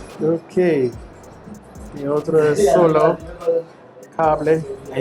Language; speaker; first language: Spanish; non-native, learner; English